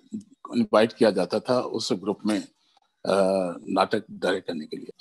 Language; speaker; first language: Hindi; early bilingual, other home language; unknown